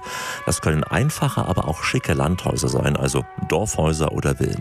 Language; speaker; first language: German; native; German